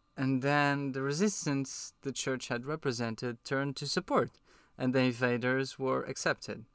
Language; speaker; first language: English; non-native, fluent; Portuguese